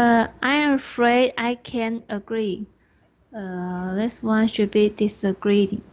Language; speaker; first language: English; non-native, learner; Chinese